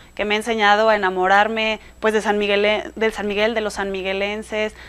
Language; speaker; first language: Spanish; native; Spanish